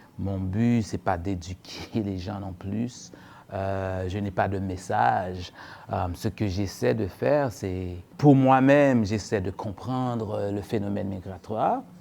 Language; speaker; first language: French; non-native, local second language; Haitian Creole